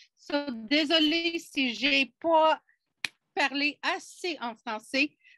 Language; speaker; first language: French; non-native, fluent; English